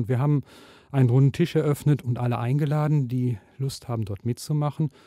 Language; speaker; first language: German; native; German